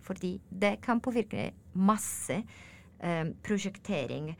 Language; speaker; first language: Norwegian; non-native, learner; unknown